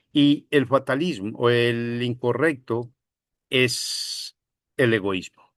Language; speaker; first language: Spanish; native; Spanish